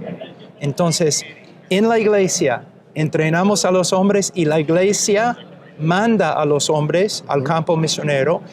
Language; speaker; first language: Spanish; non-native, fluent; English